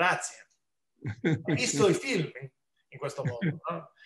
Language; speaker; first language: Italian; early bilingual, heritage; English